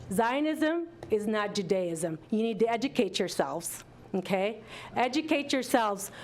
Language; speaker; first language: English; non-native, fluent; Arabic